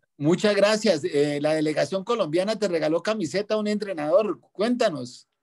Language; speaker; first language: Spanish; native; Spanish